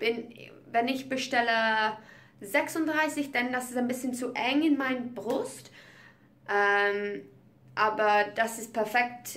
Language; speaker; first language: German; non-native, learner; English